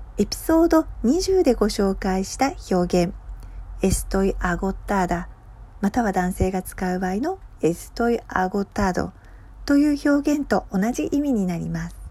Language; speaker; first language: Japanese; native; Japanese